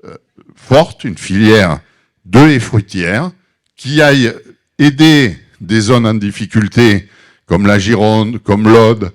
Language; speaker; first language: French; native; French